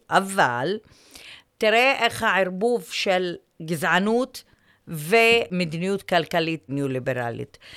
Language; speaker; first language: Hebrew; non-native, local second language; Arabic